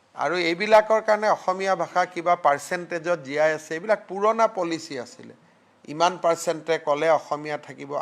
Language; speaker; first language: Assamese; native; Assamese